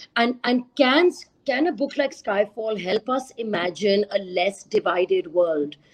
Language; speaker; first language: English; non-native, local second language; Urdu